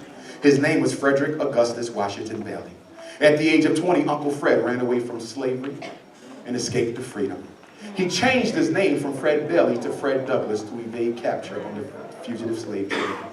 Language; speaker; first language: English; native; English